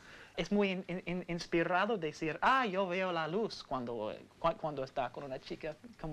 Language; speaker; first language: Spanish; non-native, learner; English